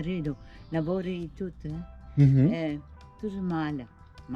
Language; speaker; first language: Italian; early bilingual, heritage; Italian